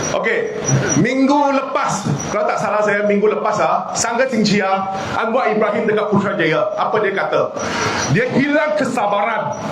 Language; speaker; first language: Malay; non-native, local second language; Chinese